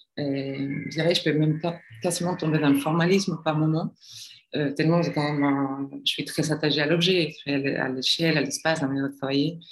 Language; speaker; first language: French; non-native, fluent; Spanish